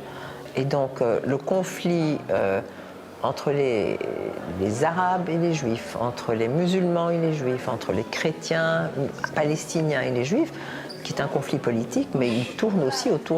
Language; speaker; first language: French; native; French